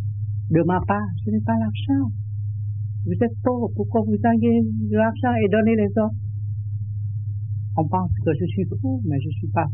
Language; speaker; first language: French; non-native, learner; Vietnamese